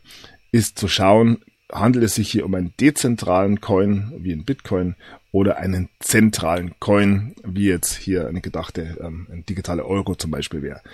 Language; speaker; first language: German; native; German